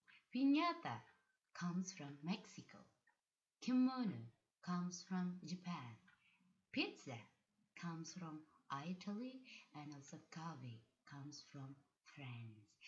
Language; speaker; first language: English; non-native, fluent; Indonesian